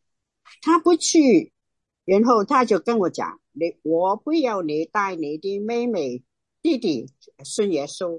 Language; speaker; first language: Chinese; non-native, local second language; Cantonese